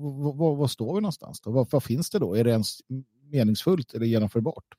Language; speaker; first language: Swedish; native; Swedish